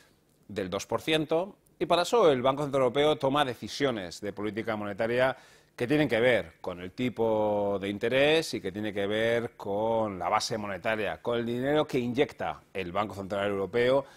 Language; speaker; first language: Spanish; native; Spanish